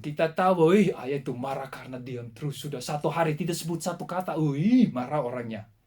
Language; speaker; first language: Indonesian; non-native, fluent; Dutch